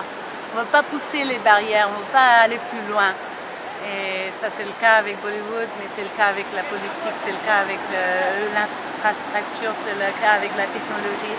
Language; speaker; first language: French; early bilingual, heritage; French